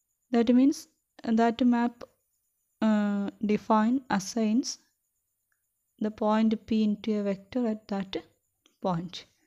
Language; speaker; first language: English; non-native, local second language; Malayalam